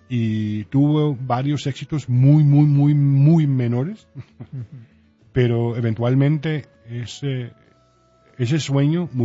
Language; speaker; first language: Spanish; early bilingual, heritage; Spanish